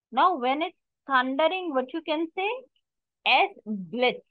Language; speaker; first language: English; non-native, local second language; Hindi